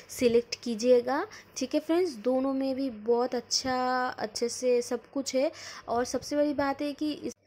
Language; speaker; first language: Hindi; non-native, local second language; Bangla